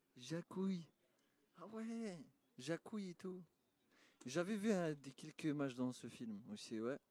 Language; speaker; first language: French; non-native, local second language; Arabic